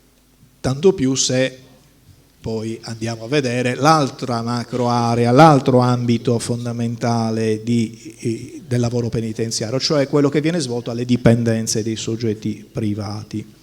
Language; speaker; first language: Italian; native; Italian